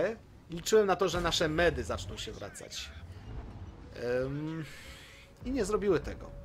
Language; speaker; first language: Polish; native; Polish